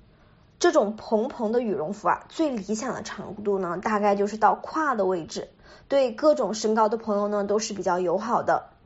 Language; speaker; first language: Chinese; native; Chinese